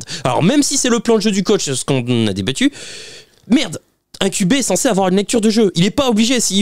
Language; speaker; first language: French; native; French